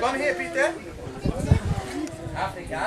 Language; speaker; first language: German; non-native, learner; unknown